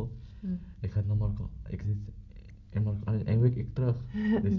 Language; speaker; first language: Dutch; non-native, learner; Arabic